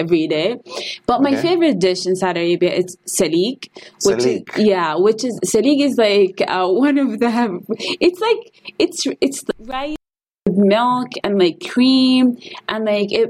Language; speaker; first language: English; non-native, fluent; Arabic